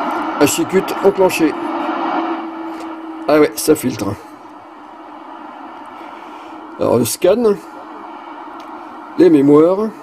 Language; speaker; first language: French; native; French